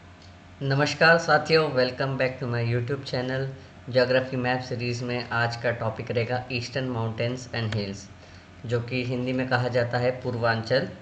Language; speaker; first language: Hindi; native; Hindi